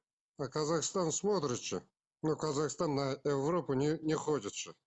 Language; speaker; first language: Russian; non-native, local second language; Kazakh